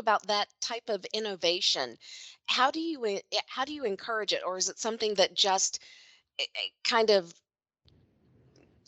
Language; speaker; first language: English; native; English